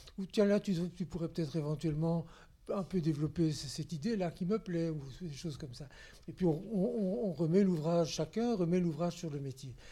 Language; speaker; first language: French; native; French